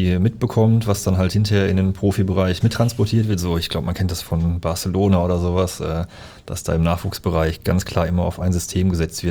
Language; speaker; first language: German; native; German